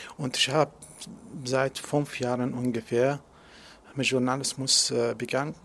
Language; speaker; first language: German; non-native, learner; Arabic